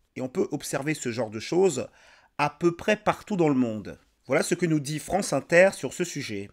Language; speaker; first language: French; native; French